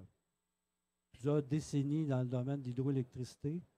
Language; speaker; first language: French; native; French